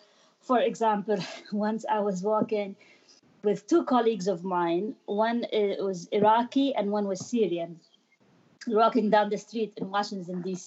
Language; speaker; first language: English; non-native, fluent; Arabic